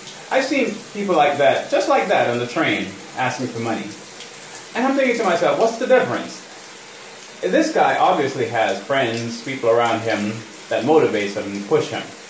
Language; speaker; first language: English; native; English